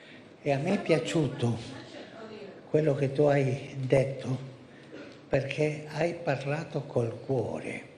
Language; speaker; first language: Italian; non-native, fluent; Spanish